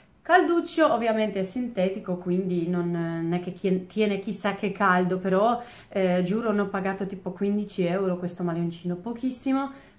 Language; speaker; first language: Italian; non-native, fluent; Polish